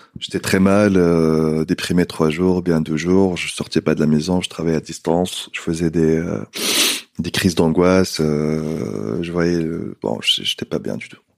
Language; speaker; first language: French; non-native, local second language; Arabic